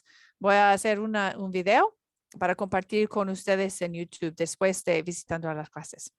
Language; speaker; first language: Spanish; non-native, learner; English